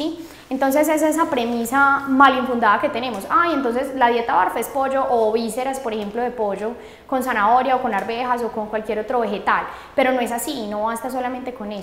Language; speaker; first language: Spanish; native; Spanish